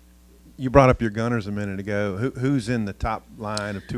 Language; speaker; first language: English; native; English